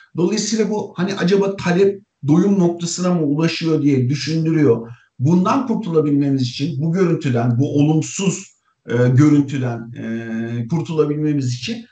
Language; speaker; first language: Turkish; native; Turkish